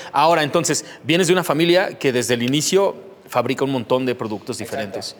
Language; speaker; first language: Spanish; native; Spanish